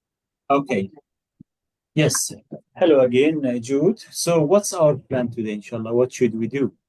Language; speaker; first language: English; non-native, fluent; Arabic